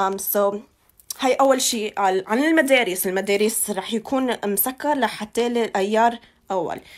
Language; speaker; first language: Arabic; early bilingual, heritage; Arabic